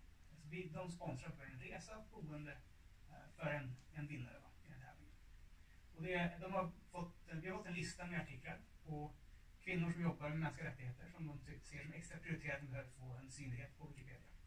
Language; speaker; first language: Swedish; native; Swedish